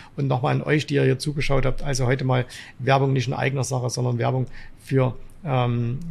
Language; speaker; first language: German; native; German